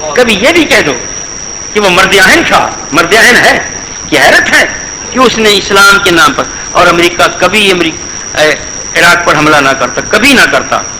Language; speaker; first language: Urdu; non-native, local second language; Punjabi